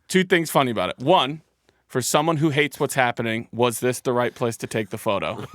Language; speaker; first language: English; native; English